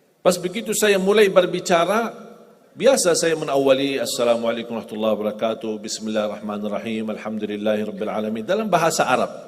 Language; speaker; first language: Indonesian; non-native, fluent; Arabic